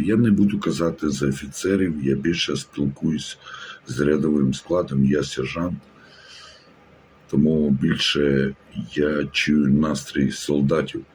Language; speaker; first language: Ukrainian; native; Ukrainian